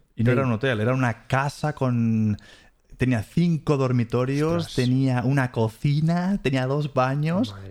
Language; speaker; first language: Spanish; native; Spanish